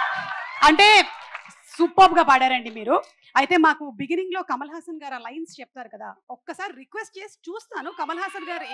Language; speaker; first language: Telugu; native; Telugu